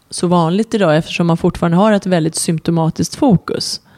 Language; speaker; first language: Swedish; early bilingual, other home language; Persian